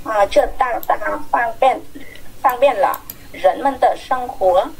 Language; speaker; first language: Chinese; non-native, learner; Vietnamese